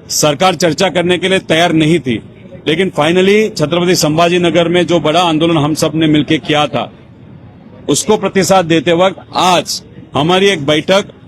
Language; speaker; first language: Hindi; non-native, local second language; Marathi